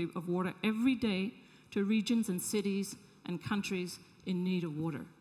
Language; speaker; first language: English; native; English